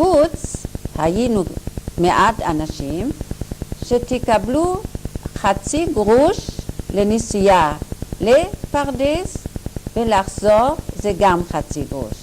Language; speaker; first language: Hebrew; non-native, fluent; German